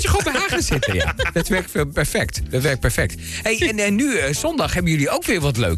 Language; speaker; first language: Dutch; native; Dutch